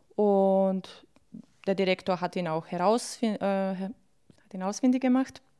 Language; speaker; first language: German; early bilingual, other home language; Bosnian